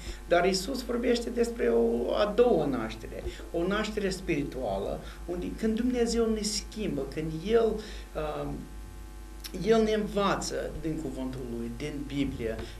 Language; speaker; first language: Romanian; non-native, fluent; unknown